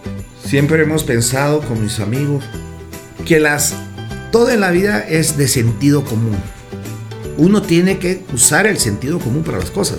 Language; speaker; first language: Spanish; native; Spanish